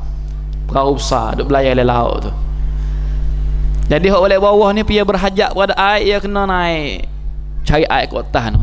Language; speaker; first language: Malay; native; Malay